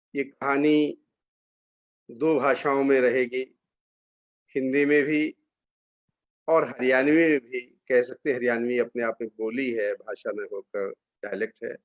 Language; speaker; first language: Hindi; native; Hindi